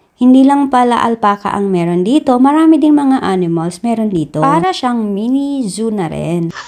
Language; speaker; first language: Filipino; native; Filipino